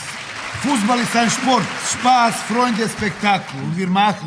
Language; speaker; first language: German; non-native, learner; Serbian